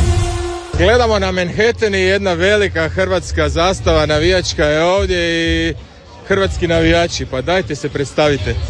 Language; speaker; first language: Serbian; native; Serbian